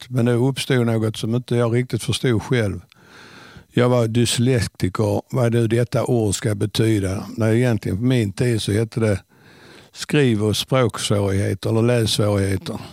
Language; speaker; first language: Swedish; native; Swedish